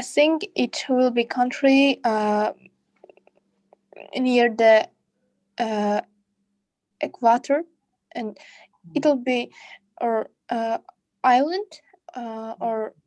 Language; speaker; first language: English; non-native, learner; Russian